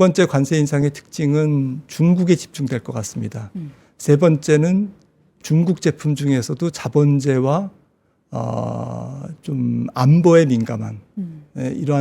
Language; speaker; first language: Korean; native; Korean